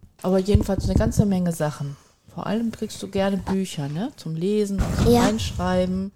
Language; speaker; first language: German; native; German